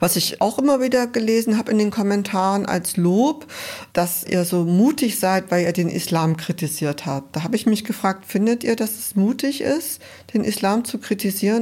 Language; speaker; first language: German; native; German